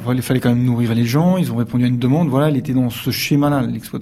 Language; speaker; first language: French; native; French